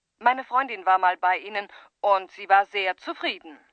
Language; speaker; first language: German; non-native, fluent; French